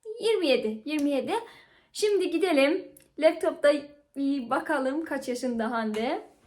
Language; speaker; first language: Turkish; non-native, fluent; Persian